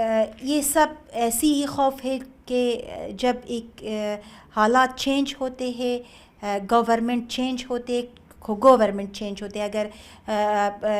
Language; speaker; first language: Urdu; non-native, learner; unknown